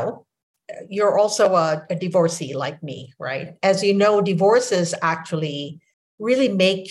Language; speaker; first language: English; non-native, local second language; Filipino